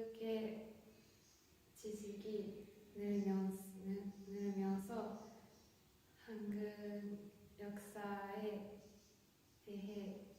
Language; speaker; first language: Korean; non-native, fluent; Japanese